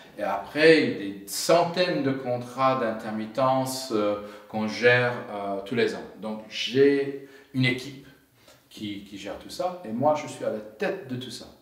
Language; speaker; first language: French; non-native, fluent; English